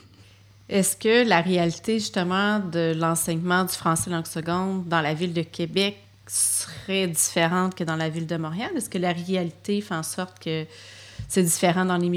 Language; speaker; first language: French; native; French